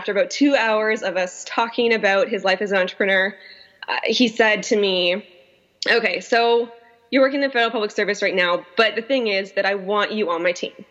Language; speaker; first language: English; native; English